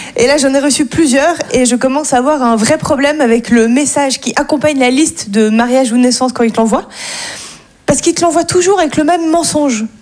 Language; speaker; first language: French; native; French